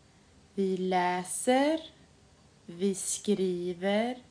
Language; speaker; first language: Swedish; non-native, learner; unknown